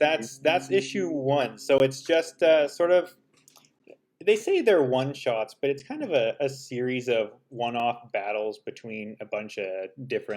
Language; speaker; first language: English; native; English